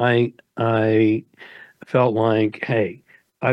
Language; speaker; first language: English; native; English